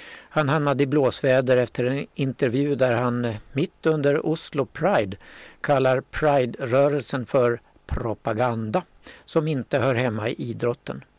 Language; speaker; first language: Swedish; native; Swedish